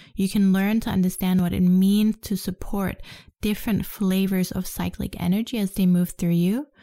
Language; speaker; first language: English; non-native, fluent; Danish